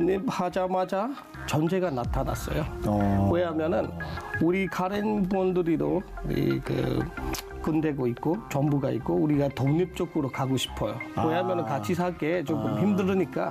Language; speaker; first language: Korean; non-native, learner; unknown